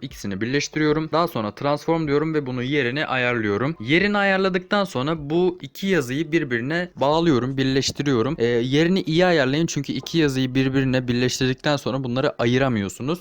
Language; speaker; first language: Turkish; native; Turkish